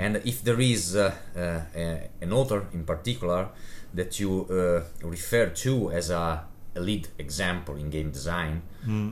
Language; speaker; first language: English; non-native, fluent; Italian